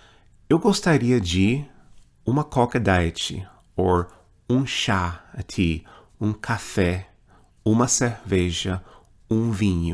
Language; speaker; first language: Portuguese; non-native, fluent; English